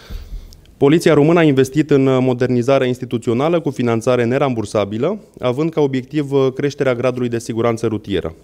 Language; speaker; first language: Romanian; native; Romanian